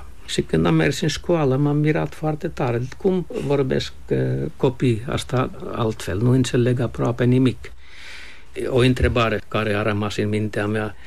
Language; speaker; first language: Romanian; non-native, fluent; Finnish